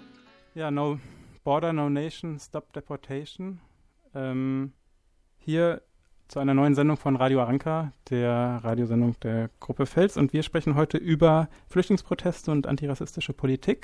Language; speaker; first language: German; native; German